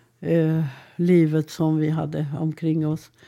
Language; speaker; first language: Swedish; non-native, fluent; Hungarian